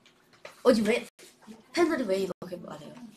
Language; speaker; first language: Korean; non-native, fluent; Chinese